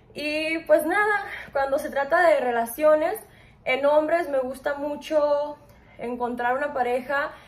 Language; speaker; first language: Spanish; early bilingual, heritage; Spanish